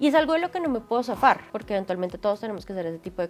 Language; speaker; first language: Spanish; native; Spanish